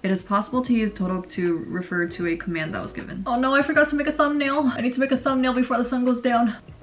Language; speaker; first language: English; native; English